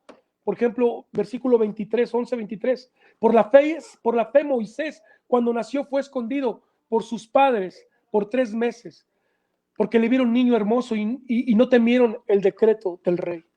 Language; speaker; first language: Spanish; native; Spanish